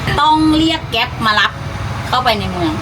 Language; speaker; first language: Thai; native; Thai